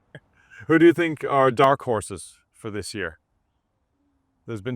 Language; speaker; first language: English; native; English